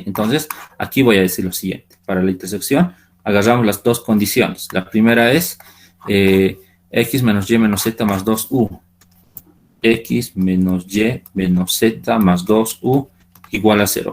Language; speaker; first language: Spanish; native; Spanish